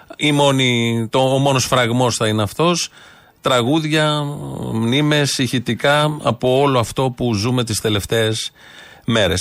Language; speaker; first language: Greek; native; Greek